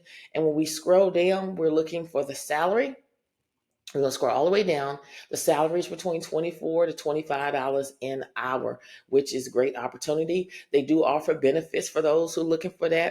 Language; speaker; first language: English; native; English